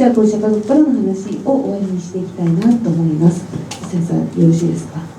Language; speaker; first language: Japanese; native; Japanese